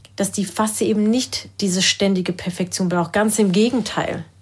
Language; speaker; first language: German; early bilingual, other home language; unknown